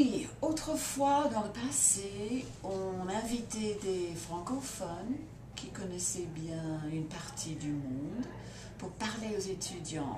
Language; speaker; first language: French; non-native, fluent; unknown